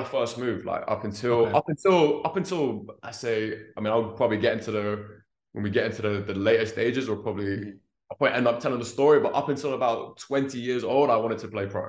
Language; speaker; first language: English; native; English